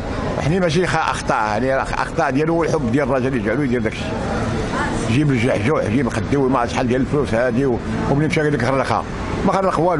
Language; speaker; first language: Arabic; native; Arabic